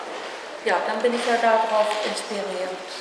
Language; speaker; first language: German; non-native, learner; Dutch